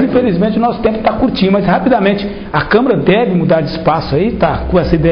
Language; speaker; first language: Portuguese; native; Portuguese